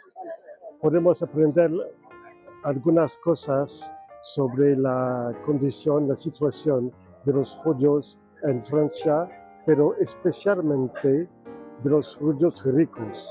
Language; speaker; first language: Spanish; non-native, fluent; French